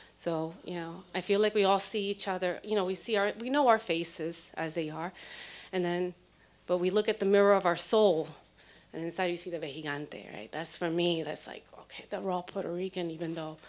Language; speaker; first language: English; early bilingual, other home language; Spanish